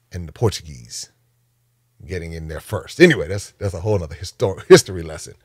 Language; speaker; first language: English; native; English